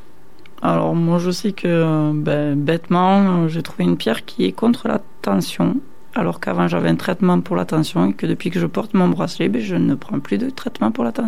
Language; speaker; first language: French; native; French